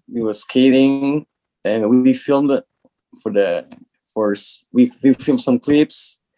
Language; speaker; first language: English; non-native, learner; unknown